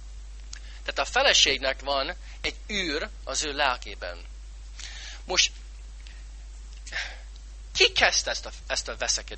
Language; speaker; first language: Hungarian; non-native, fluent; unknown